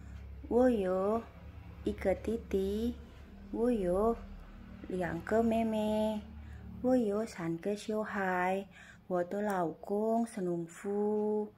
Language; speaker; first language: Chinese; non-native, learner; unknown